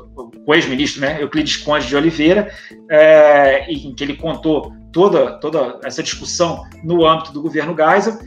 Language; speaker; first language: Portuguese; native; Portuguese